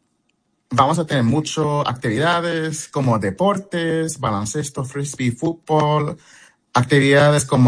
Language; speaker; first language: Spanish; early bilingual, heritage; English